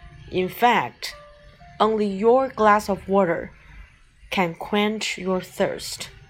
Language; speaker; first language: English; non-native, fluent; Chinese